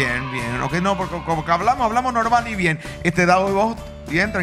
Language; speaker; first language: Spanish; native; Spanish